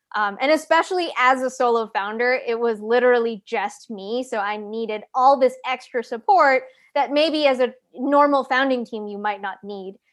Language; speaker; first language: English; native; English